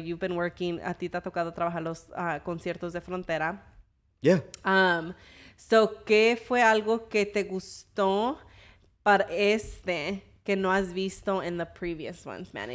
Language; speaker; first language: Spanish; early bilingual, heritage; English